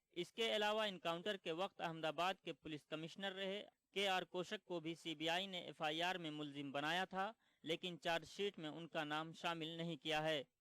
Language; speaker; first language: Urdu; native; Urdu